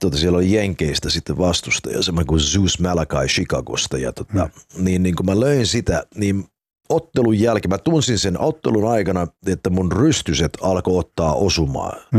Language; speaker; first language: Finnish; early bilingual, heritage; Finnish